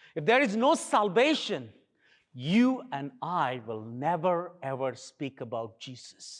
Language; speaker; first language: English; non-native, local second language; Tamil